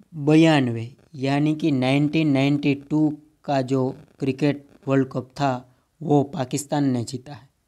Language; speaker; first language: Hindi; non-native, local second language; Gujarati